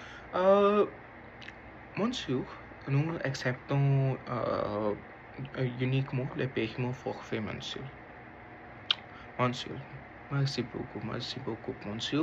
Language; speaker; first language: French; non-native, learner; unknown